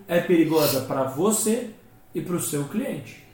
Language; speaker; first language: Portuguese; native; Portuguese